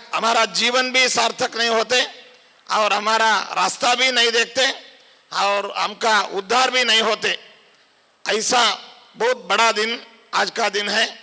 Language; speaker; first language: Hindi; non-native, local second language; Kannada